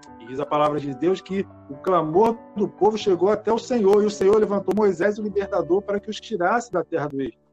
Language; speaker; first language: Portuguese; native; Portuguese